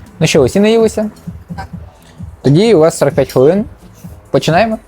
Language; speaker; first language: Ukrainian; native; Ukrainian